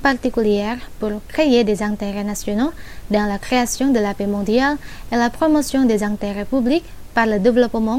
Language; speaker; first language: French; non-native, fluent; Indonesian